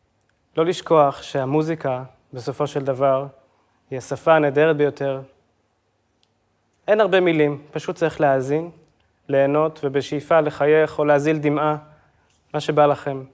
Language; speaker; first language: Hebrew; native; Hebrew